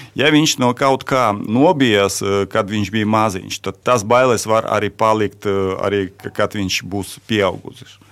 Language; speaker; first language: Latvian; non-native, local second language; Russian